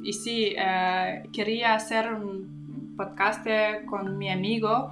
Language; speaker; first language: Spanish; non-native, learner; Russian